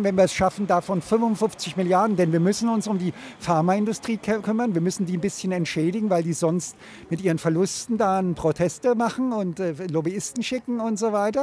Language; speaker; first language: German; native; German